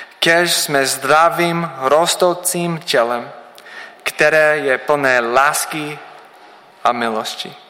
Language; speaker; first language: Czech; non-native, learner; English